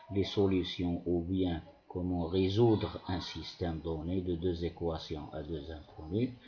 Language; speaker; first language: French; non-native, local second language; Arabic